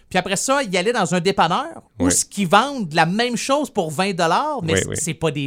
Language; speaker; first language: French; native; French